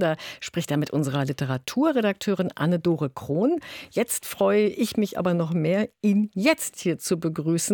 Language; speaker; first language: German; native; German